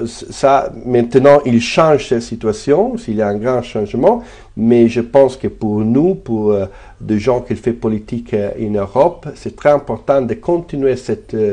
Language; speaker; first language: French; non-native, fluent; Italian